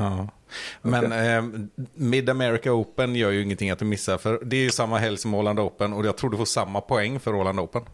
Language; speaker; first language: Swedish; native; Swedish